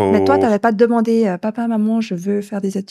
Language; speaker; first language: French; native; French